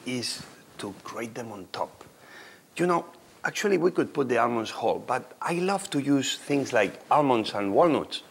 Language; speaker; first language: English; non-native, fluent; Spanish